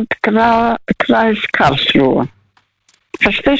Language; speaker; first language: German; non-native, fluent; Russian